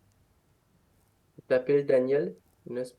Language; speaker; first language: French; non-native, learner; Romanian